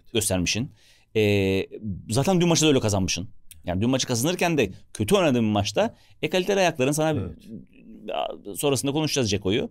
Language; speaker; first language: Turkish; native; Turkish